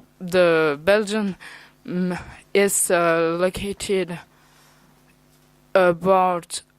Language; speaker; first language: English; non-native, learner; French